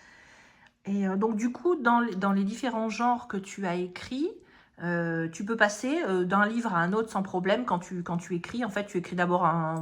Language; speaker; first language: French; native; French